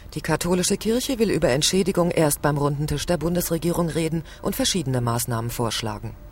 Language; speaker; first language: German; native; German